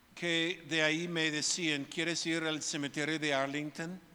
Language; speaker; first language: Spanish; non-native, fluent; English